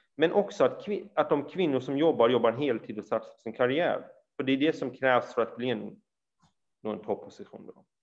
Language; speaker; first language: Swedish; early bilingual, other home language; Persian